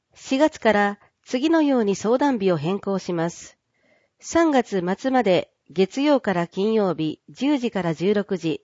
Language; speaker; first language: Japanese; native; Japanese